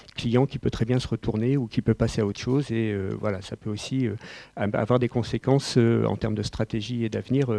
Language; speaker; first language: French; native; French